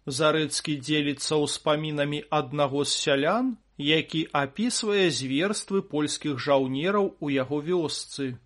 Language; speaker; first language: Belarusian; native; Belarusian